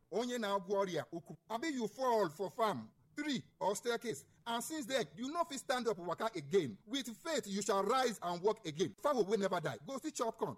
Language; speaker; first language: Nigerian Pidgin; non-native, local second language; Igbo